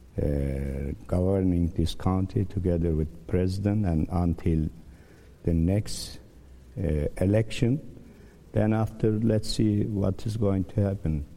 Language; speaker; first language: English; non-native, learner; Turkish